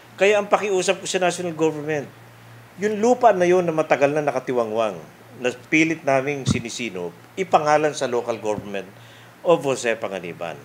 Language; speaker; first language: Filipino; non-native, local second language; Bikol